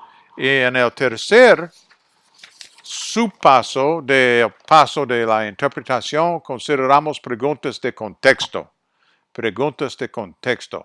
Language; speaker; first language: Spanish; non-native, fluent; English